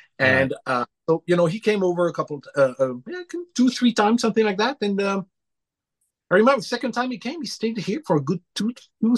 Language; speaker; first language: English; non-native, fluent; French